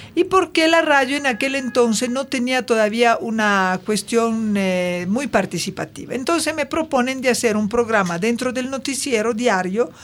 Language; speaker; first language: Spanish; non-native, fluent; Italian